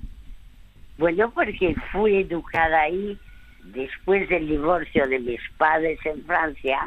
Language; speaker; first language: Spanish; early bilingual, other home language; French